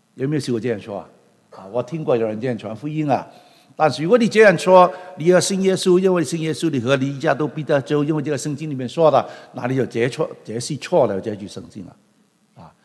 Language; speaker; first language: Chinese; non-native, local second language; Cantonese